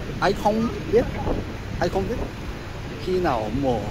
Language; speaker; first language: Vietnamese; non-native, learner; Japanese